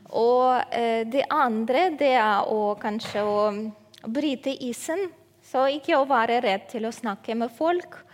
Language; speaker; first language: Norwegian; non-native, fluent; Ukrainian